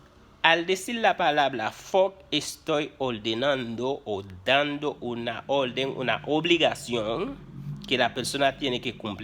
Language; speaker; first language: Spanish; non-native, fluent; Haitian Creole